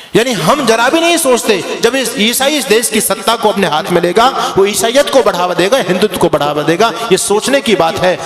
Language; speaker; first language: Hindi; native; Hindi